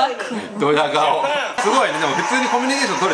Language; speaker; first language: Japanese; native; Japanese